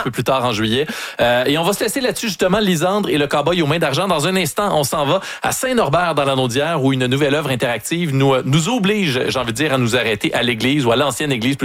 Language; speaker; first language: French; native; French